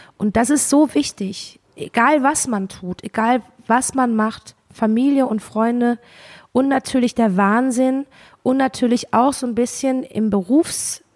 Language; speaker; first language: German; native; German